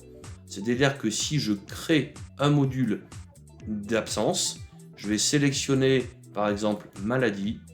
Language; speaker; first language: French; native; French